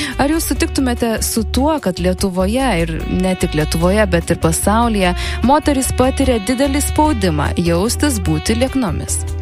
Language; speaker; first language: Lithuanian; native; Lithuanian